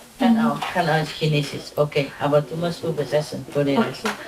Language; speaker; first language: German; non-native, learner; Vietnamese